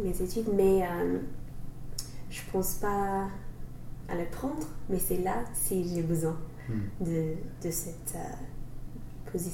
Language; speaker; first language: French; non-native, learner; English